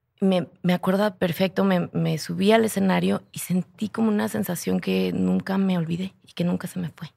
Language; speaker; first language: Spanish; native; Spanish